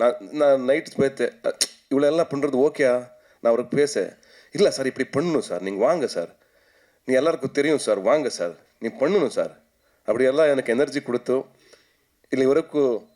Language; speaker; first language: Tamil; non-native, learner; Kannada